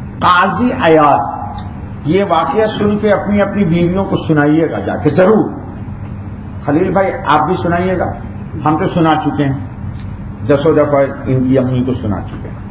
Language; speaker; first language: Urdu; native; Urdu